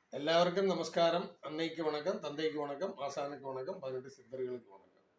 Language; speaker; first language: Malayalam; non-native, local second language; Tamil